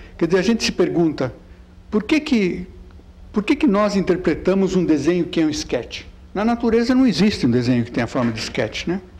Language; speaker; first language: Portuguese; early bilingual, other home language; Italian